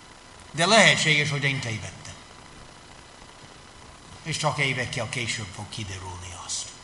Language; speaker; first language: Hungarian; non-native, fluent; English